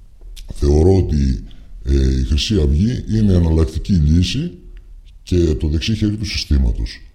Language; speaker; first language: Greek; native; Greek